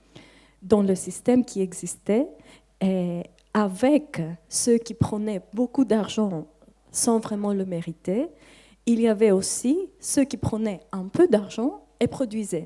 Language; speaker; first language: French; non-native, fluent; Greek